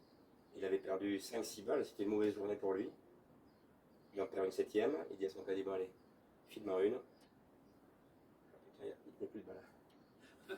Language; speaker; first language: French; native; French